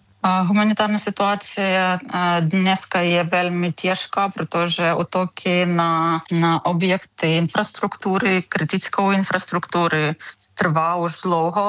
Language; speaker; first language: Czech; non-native, learner; Ukrainian